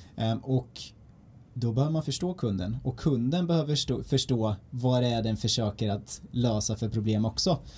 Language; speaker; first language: Swedish; native; Swedish